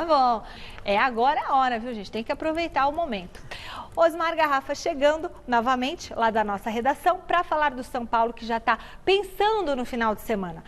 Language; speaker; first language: Portuguese; native; Portuguese